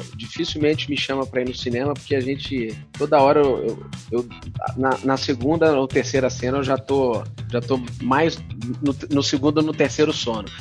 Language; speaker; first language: Portuguese; native; Portuguese